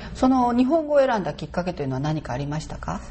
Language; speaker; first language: Japanese; native; Japanese